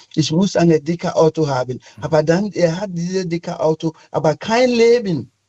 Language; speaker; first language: German; non-native, fluent; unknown